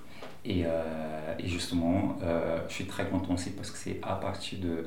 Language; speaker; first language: French; non-native, fluent; Portuguese